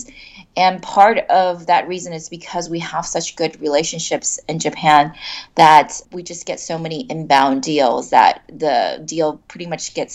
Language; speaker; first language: English; native; English